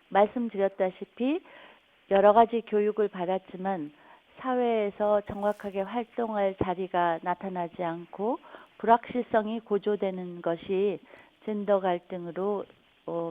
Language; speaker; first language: Korean; native; Korean